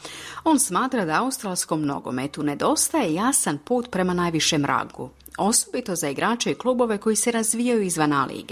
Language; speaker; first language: Croatian; native; Croatian